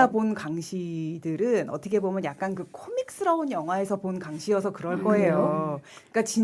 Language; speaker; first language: Korean; native; Korean